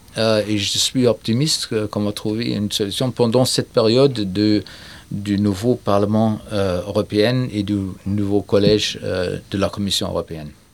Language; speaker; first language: French; non-native, fluent; German